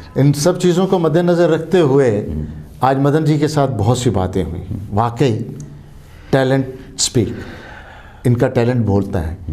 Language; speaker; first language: Hindi; non-native, local second language; Kashmiri